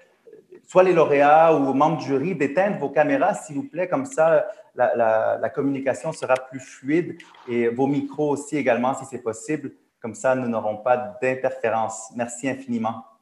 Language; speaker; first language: French; native; French